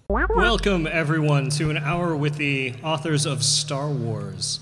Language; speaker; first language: English; native; English